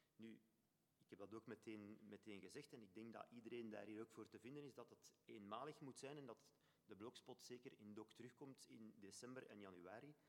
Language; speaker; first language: Dutch; native; Dutch